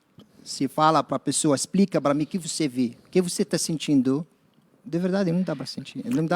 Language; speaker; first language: Portuguese; non-native, learner; Arabic